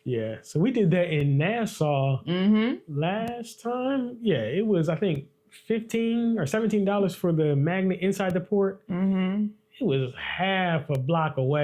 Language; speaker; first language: English; native; English